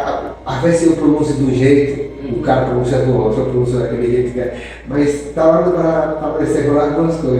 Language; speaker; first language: Portuguese; non-native, fluent; Spanish